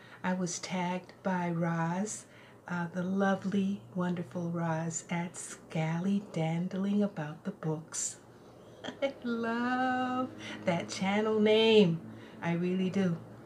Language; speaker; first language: English; non-native, local second language; Spanish